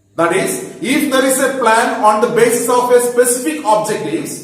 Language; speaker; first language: English; non-native, local second language; Malayalam